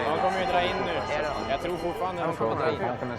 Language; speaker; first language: Swedish; native; Swedish